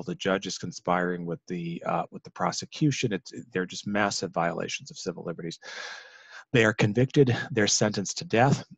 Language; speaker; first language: English; native; English